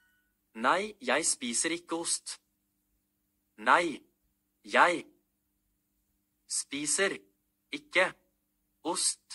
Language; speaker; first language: Norwegian; non-native, learner; Amharic